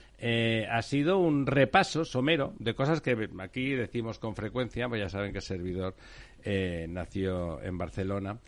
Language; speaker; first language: Spanish; native; Spanish